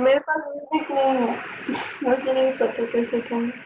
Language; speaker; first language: Hindi; non-native, learner; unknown